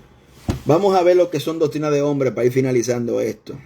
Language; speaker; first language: Spanish; native; Spanish